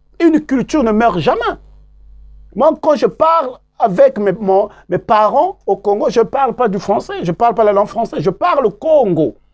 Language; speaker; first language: French; non-native, local second language; Kongo